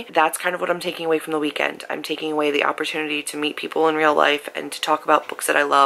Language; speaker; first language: English; native; English